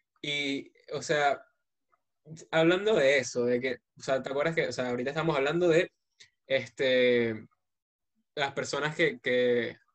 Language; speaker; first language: Spanish; native; Spanish